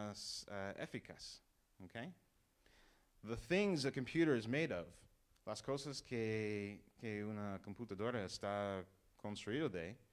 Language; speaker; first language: Spanish; non-native, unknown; English